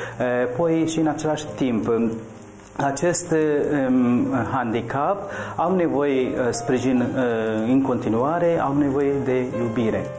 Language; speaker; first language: Romanian; non-native, learner; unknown